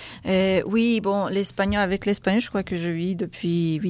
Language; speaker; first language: French; non-native, fluent; Russian